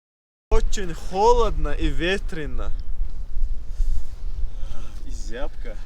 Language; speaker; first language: Russian; non-native, local second language; Chechen